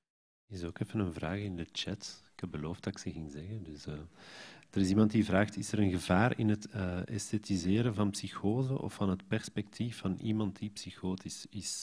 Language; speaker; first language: Dutch; native; Dutch